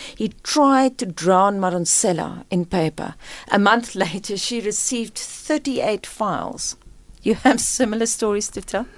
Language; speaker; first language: English; non-native, local second language; Afrikaans